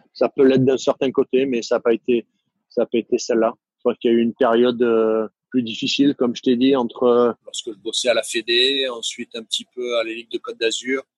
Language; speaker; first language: French; native; French